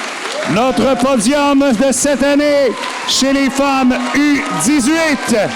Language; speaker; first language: French; native; French